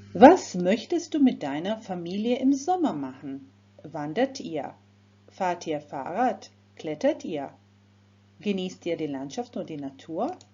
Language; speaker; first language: German; non-native, fluent; Croatian